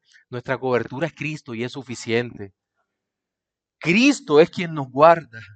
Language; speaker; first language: Spanish; native; Spanish